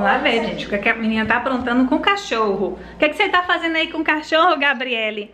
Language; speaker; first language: Portuguese; native; Portuguese